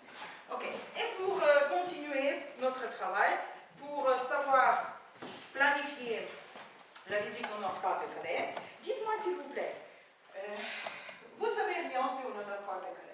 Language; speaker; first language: French; non-native, fluent; Ukrainian